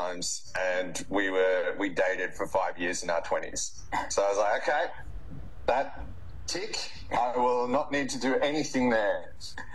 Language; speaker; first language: English; native; English